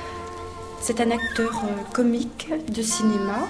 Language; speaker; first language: French; non-native, learner; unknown